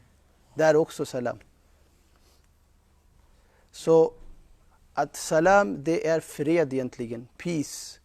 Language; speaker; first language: Swedish; non-native, fluent; Urdu